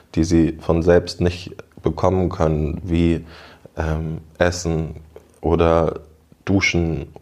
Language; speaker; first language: German; native; German